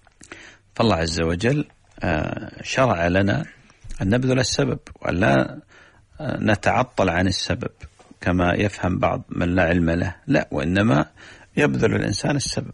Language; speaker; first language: Arabic; native; Arabic